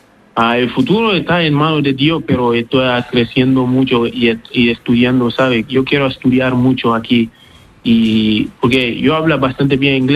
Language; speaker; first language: Spanish; non-native, learner; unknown